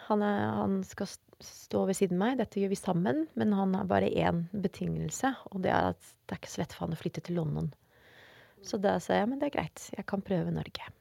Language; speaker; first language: Norwegian; non-native, fluent; Dutch